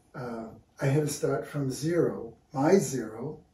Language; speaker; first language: English; native; English